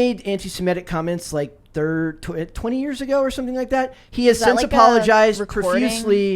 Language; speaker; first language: English; native; English